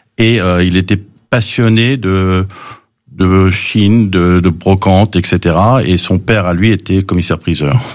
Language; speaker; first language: French; early bilingual, other home language; English